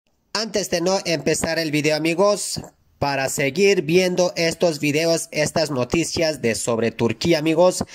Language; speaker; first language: Spanish; non-native, fluent; Turkish